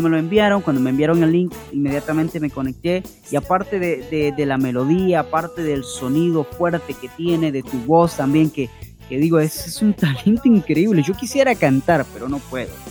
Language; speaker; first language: Spanish; native; Spanish